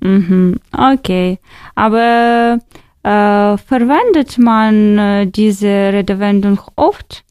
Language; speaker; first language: German; non-native, fluent; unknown